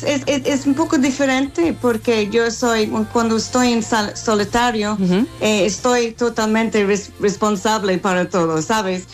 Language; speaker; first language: Spanish; non-native, fluent; English